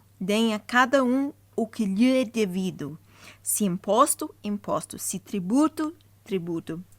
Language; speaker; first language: Portuguese; non-native, fluent; English